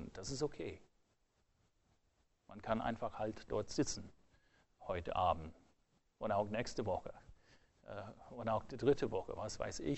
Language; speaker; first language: German; non-native, fluent; English